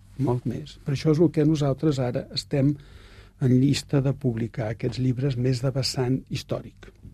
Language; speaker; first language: Catalan; native; Catalan